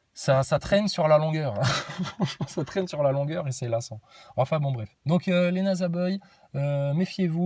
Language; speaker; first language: French; native; French